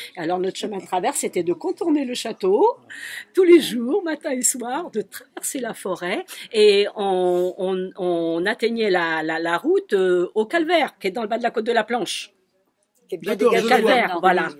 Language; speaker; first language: French; native; French